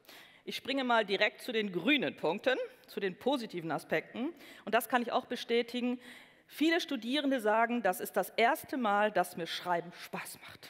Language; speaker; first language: German; native; German